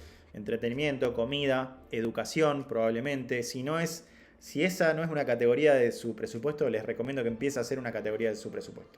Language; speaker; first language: Spanish; native; Spanish